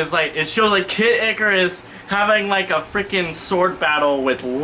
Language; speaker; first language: English; native; English